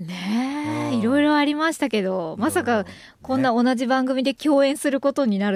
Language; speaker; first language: Japanese; native; Japanese